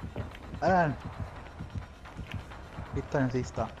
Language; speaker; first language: Swedish; native; Swedish